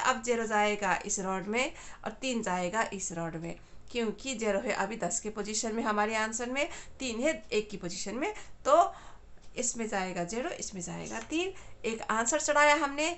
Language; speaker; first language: Hindi; non-native, fluent; Nepali